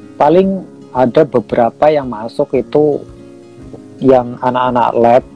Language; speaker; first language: Indonesian; native; Indonesian